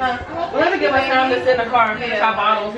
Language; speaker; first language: English; native; English